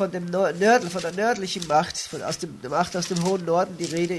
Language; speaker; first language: German; native; German